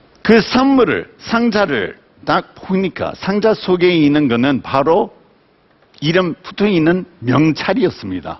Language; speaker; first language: Korean; non-native, fluent; English